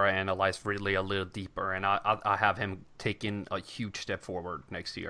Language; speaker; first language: English; non-native, fluent; Swedish